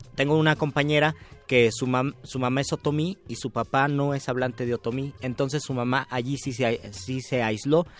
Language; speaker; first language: Spanish; native; Spanish